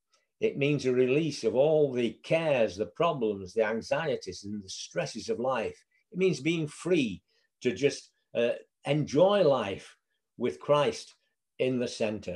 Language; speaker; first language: English; native; English